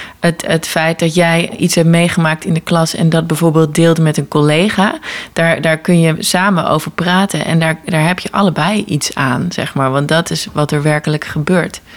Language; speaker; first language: Dutch; native; Dutch